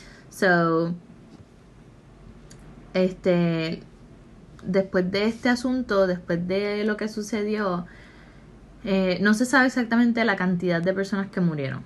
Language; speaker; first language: Spanish; native; Spanish